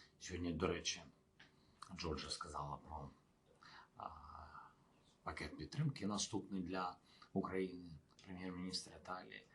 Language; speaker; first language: Ukrainian; non-native, local second language; Russian